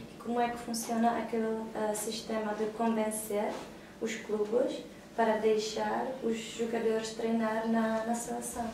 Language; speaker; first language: Portuguese; non-native, fluent; Czech